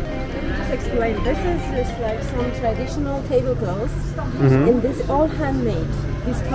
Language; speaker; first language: English; non-native, fluent; Persian